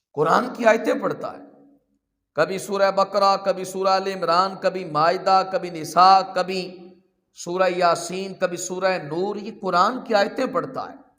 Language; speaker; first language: Urdu; non-native, local second language; Punjabi